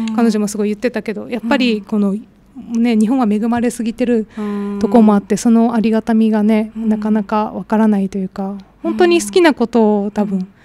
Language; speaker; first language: Japanese; native; Japanese